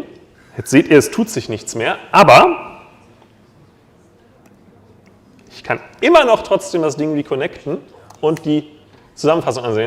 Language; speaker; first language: German; native; German